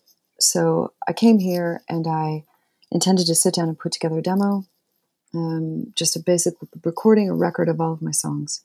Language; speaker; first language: English; native; English